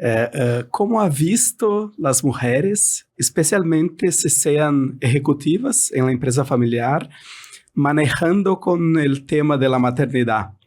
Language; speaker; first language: Spanish; non-native, fluent; Portuguese